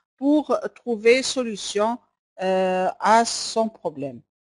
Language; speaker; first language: French; non-native, local second language; Arabic